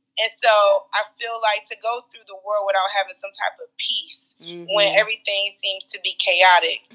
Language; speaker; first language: English; native; English